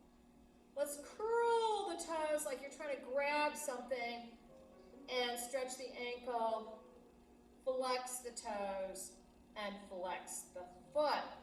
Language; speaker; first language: English; native; English